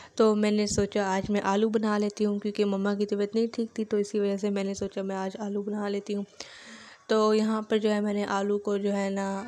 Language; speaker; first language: Hindi; native; Hindi